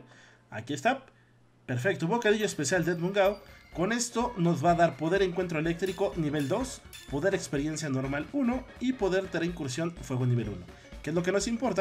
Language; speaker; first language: Spanish; native; Spanish